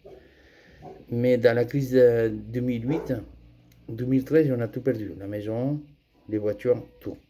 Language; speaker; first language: French; non-native, fluent; Spanish